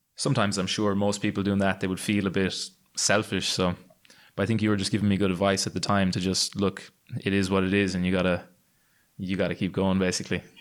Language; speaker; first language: English; native; English